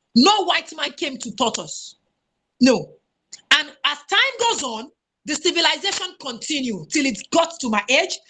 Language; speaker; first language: English; non-native, local second language; Yoruba